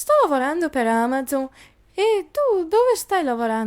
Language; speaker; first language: Italian; non-native, learner; Portuguese